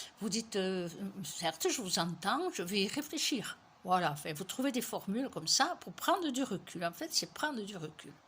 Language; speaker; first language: French; native; French